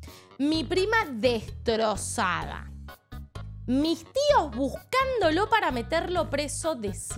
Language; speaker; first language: Spanish; native; Spanish